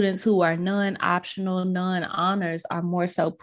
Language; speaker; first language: English; native; English